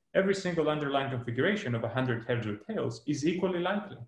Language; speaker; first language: English; non-native, fluent; Greek